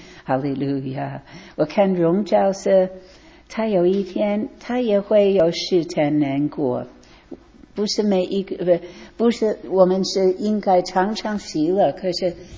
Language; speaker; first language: Chinese; non-native, fluent; English